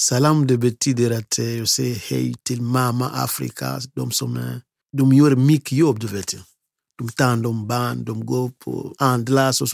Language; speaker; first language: Swedish; non-native, learner; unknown